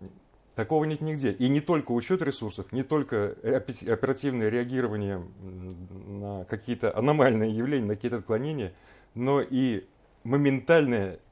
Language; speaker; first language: Russian; native; Russian